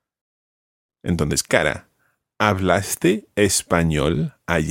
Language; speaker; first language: Spanish; non-native, fluent; English